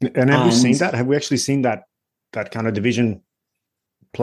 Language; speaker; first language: English; native; English